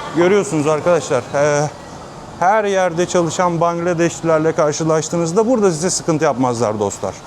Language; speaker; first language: Turkish; native; Turkish